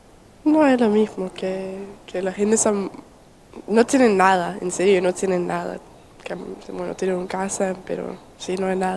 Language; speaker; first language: Spanish; non-native, learner; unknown